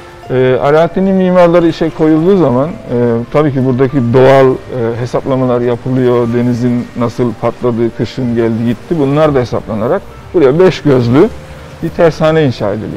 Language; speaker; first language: Turkish; native; Turkish